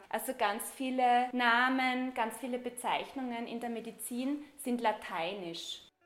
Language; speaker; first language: German; native; German